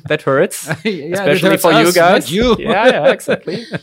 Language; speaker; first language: English; non-native, fluent; German